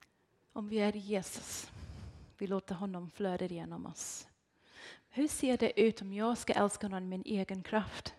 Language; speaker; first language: Swedish; non-native, fluent; English